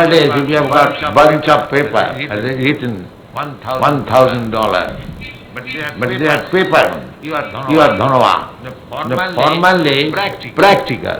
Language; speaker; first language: English; non-native, local second language; Bangla